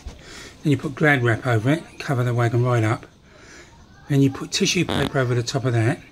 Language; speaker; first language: English; native; English